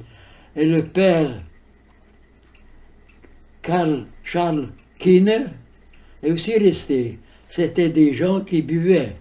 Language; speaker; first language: French; early bilingual, heritage; French